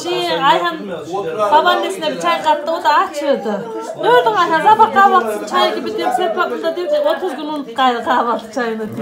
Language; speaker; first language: Turkish; native; Turkish